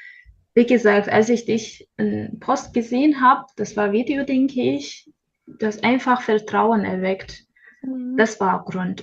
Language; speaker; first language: German; non-native, learner; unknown